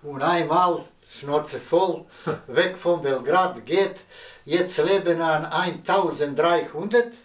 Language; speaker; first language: German; non-native, learner; Serbian